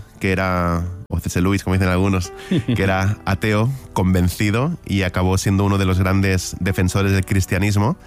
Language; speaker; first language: Spanish; native; Spanish